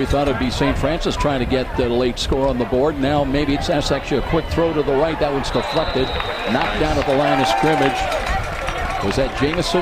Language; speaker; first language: English; native; English